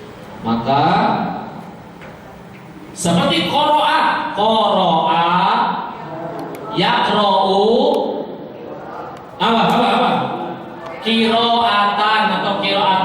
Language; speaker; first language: Arabic; non-native, fluent; Indonesian